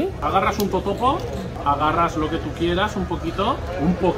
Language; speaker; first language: Spanish; native; Spanish